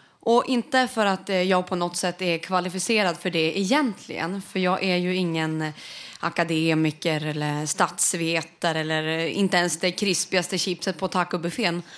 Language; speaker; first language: Swedish; native; Swedish